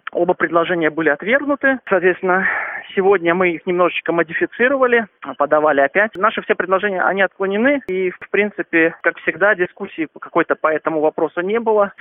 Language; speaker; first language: Russian; native; Russian